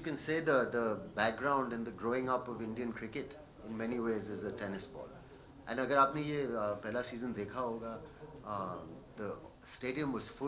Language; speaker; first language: English; non-native, local second language; Hindi